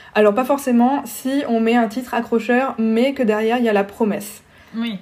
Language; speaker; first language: French; native; French